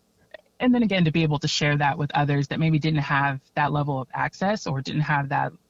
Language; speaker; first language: English; native; English